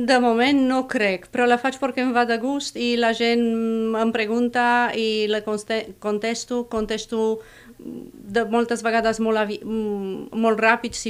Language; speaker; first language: Catalan; non-native, fluent; Romanian